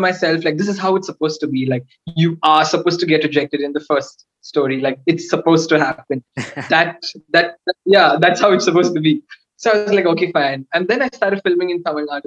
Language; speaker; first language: English; non-native, local second language; Tamil